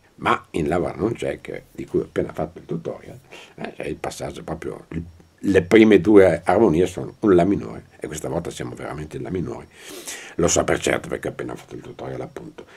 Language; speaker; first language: Italian; native; Italian